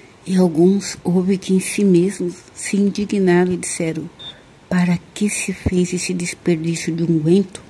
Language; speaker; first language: Portuguese; native; Portuguese